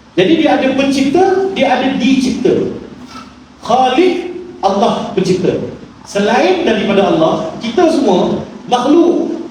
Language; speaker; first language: Malay; native; Malay